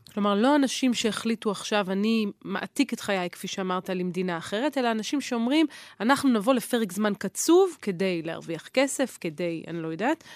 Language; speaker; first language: Hebrew; native; Hebrew